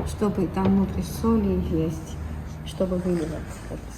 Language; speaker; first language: Russian; non-native, fluent; Georgian